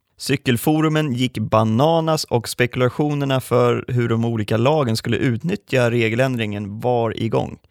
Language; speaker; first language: Swedish; native; Swedish